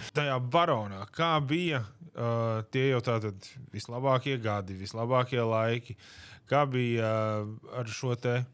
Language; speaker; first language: Latvian; native; Latvian